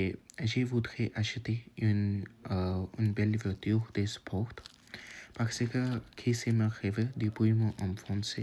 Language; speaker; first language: French; non-native, learner; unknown